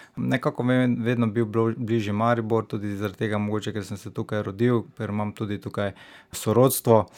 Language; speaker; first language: Slovenian; native; Slovenian